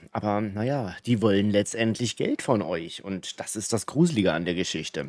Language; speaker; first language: German; native; German